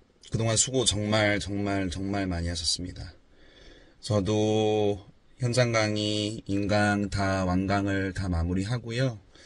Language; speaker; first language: Korean; native; Korean